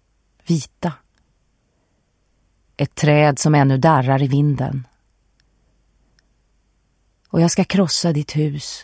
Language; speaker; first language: Swedish; native; Swedish